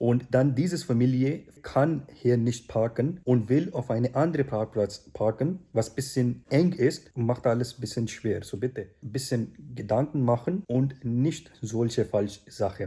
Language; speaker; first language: German; non-native, learner; Urdu